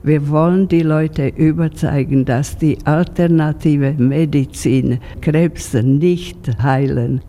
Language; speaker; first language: German; non-native, fluent; Slovak